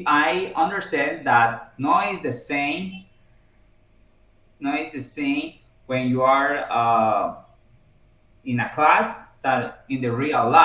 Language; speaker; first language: English; non-native, learner; Spanish